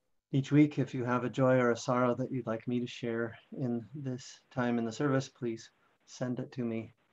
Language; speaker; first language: English; native; English